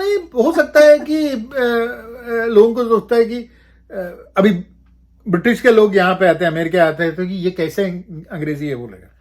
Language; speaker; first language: Hindi; non-native, local second language; Malayalam